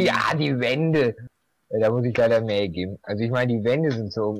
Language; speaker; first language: German; native; German